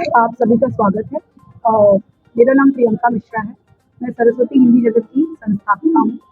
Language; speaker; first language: Hindi; native; Hindi